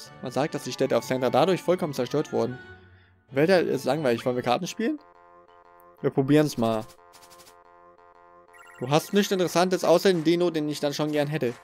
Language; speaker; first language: German; native; German